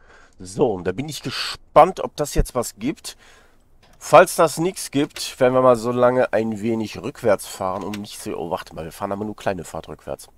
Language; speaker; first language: German; native; German